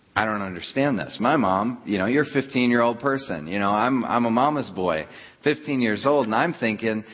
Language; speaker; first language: English; native; English